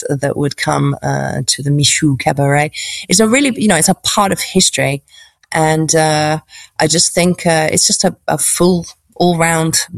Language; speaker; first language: English; native; English